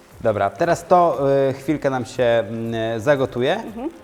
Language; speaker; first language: Polish; native; Polish